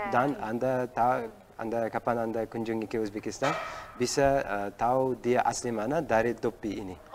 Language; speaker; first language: Indonesian; non-native, learner; Uzbek